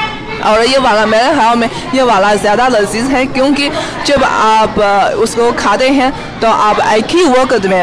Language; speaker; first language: Hindi; non-native, fluent; Chinese